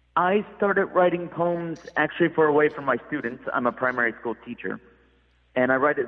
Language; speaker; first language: English; native; English